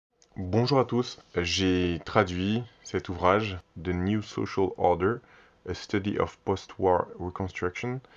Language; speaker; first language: French; native; French